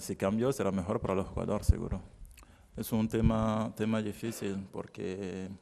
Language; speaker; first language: Spanish; non-native, learner; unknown